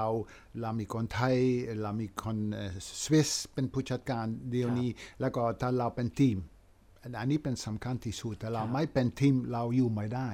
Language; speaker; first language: Thai; non-native, fluent; Dutch